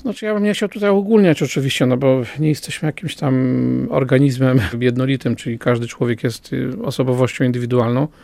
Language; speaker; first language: Polish; native; Polish